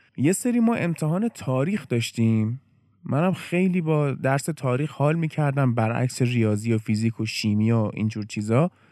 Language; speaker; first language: Persian; native; Persian